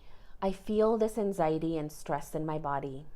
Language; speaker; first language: English; native; English